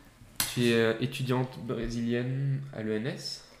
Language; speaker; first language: French; native; French